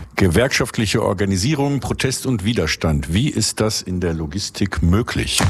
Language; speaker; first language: German; native; German